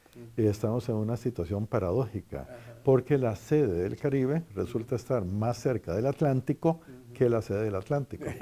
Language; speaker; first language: Spanish; native; Spanish